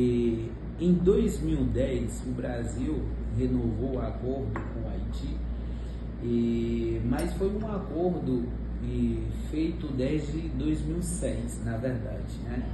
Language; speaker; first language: Portuguese; non-native, fluent; Haitian Creole